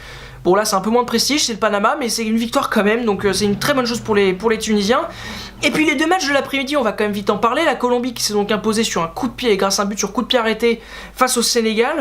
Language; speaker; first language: French; native; French